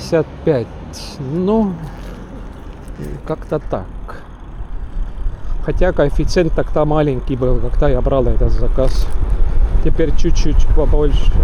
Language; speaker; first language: Russian; non-native, local second language; Estonian